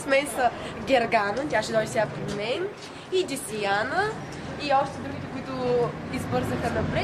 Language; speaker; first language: Bulgarian; native; Bulgarian